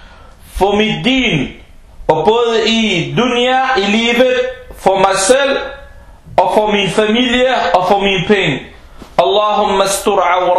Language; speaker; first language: Danish; non-native, local second language; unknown